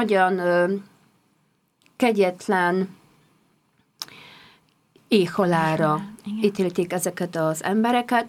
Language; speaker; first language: Hungarian; non-native, fluent; Polish